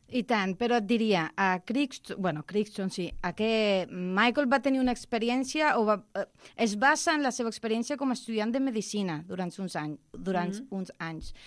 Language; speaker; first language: Catalan; non-native, local second language; Spanish